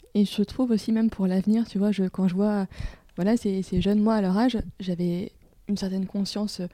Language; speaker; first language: French; native; French